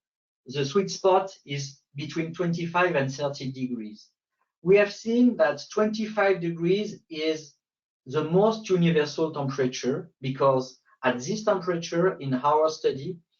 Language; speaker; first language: English; non-native, fluent; French